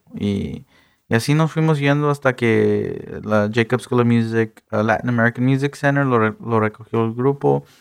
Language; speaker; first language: Spanish; early bilingual, heritage; Spanish